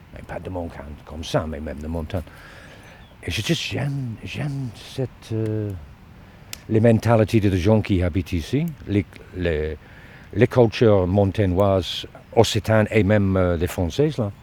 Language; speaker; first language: French; non-native, learner; English